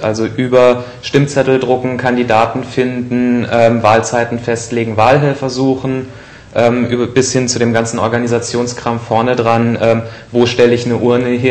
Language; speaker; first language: German; native; German